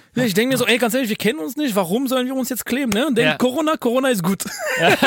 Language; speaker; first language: German; non-native, fluent; French